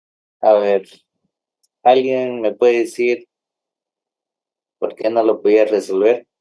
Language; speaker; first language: Spanish; native; Spanish